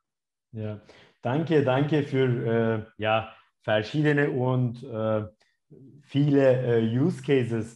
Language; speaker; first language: German; non-native, fluent; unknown